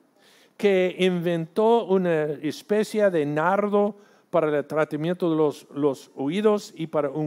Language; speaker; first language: Spanish; non-native, fluent; English